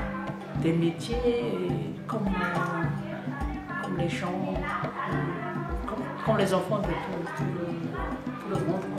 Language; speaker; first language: French; non-native, local second language; Malagasy